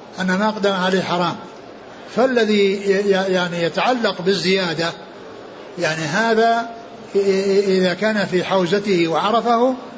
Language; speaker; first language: Arabic; native; Arabic